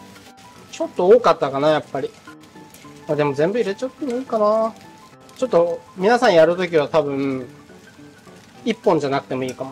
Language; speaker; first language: Japanese; native; Japanese